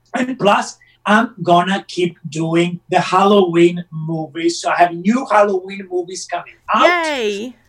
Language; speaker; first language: English; non-native, fluent; Italian